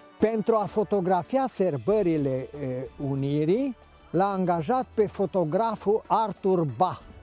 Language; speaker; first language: Romanian; native; Romanian